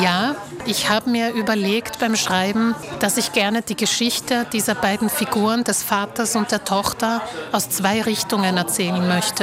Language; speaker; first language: German; early bilingual, other home language; Slovak